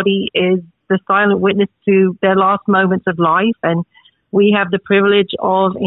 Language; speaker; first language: English; native; English